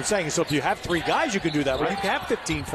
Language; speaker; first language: English; native; English